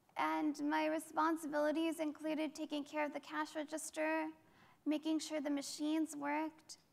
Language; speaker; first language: English; native; English